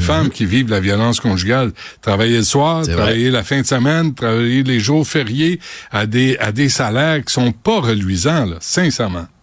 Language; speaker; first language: French; native; French